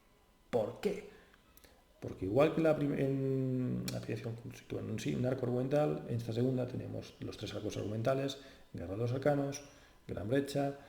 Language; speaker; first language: Spanish; native; Spanish